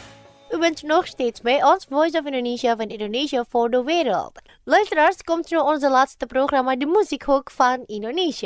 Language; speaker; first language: Dutch; non-native, fluent; Indonesian